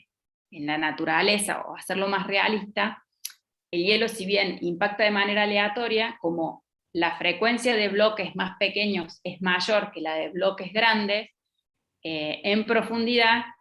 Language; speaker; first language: Spanish; native; Spanish